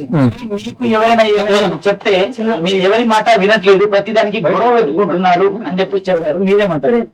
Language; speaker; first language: Telugu; native; Telugu